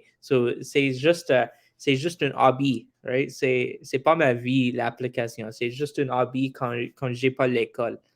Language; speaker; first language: French; non-native, local second language; English